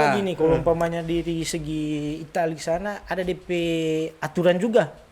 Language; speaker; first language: Indonesian; non-native, local second language; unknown